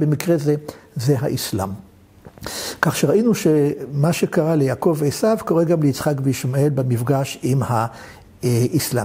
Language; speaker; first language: Hebrew; native; Hebrew